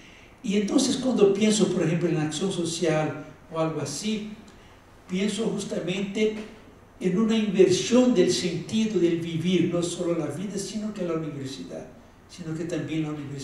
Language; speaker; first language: Spanish; non-native, fluent; Portuguese